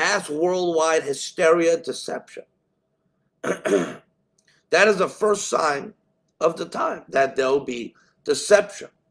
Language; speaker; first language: English; native; English